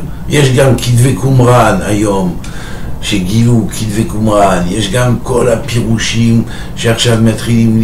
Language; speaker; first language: Hebrew; non-native, fluent; French